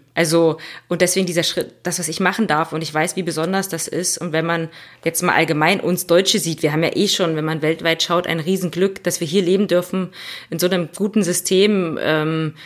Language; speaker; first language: German; native; German